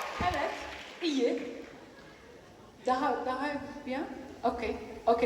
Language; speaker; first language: Turkish; early bilingual, heritage; Turkish